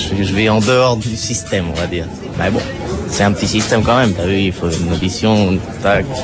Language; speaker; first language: French; early bilingual, other home language; Spanish